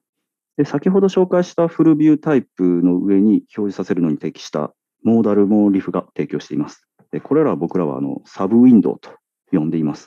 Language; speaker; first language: Japanese; native; Japanese